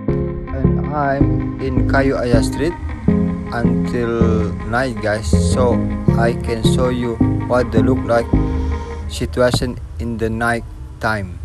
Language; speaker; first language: English; non-native, learner; Indonesian